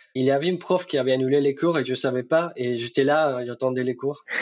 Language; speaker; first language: French; non-native, fluent; Spanish